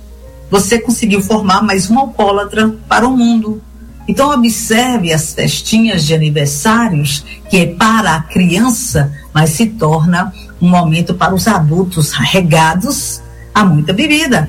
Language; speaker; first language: Portuguese; native; Portuguese